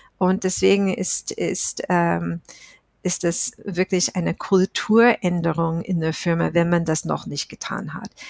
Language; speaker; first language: German; non-native, fluent; English